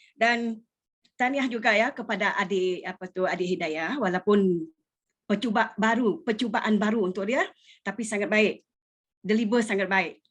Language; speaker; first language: Malay; non-native, local second language; Iban